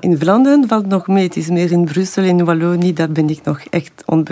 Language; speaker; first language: Dutch; non-native, local second language; French